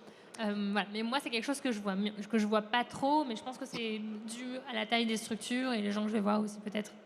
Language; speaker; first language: French; native; French